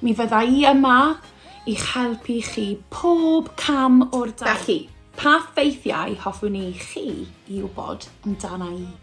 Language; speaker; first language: Welsh; native; Welsh